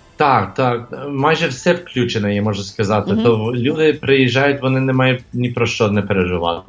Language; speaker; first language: Ukrainian; early bilingual, heritage; English